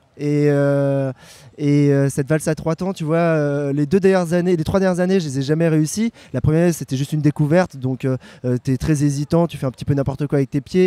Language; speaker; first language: French; native; French